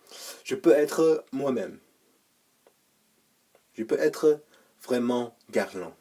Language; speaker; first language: French; non-native, learner; English